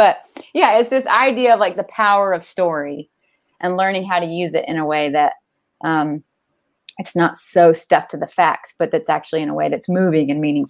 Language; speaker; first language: English; native; English